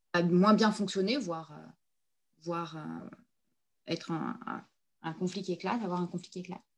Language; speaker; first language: French; native; French